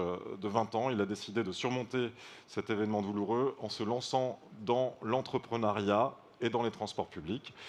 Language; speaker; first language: French; native; French